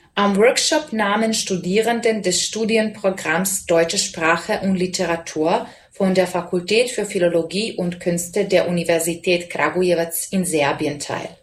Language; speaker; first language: German; non-native, fluent; Serbian